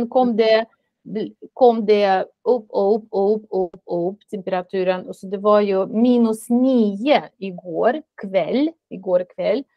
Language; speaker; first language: Swedish; non-native, fluent; Russian